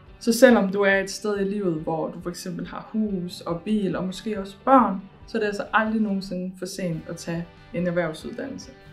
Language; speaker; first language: Danish; native; Danish